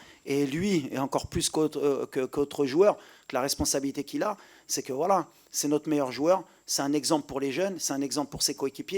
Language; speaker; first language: French; native; French